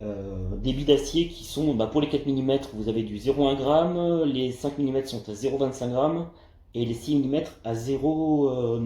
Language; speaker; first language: French; native; French